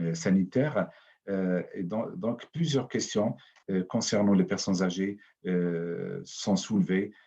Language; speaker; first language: French; non-native, local second language; Arabic